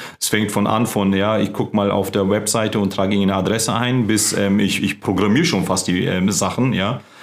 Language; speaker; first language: German; early bilingual, other home language; Turkish